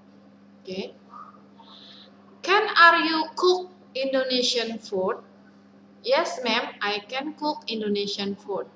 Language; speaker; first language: English; non-native, learner; Indonesian